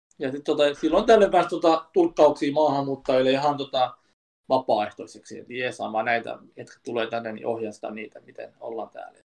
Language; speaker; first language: Finnish; early bilingual, other home language; Kurdish